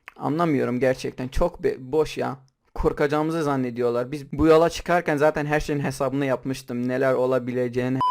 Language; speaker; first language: Turkish; non-native, local second language; Kurdish